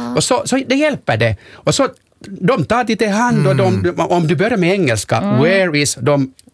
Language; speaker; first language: Swedish; non-native, local second language; Finnish